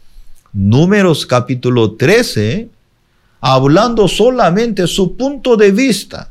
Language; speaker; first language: Spanish; non-native, fluent; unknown